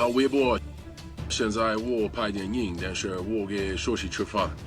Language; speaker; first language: Chinese; non-native, learner; English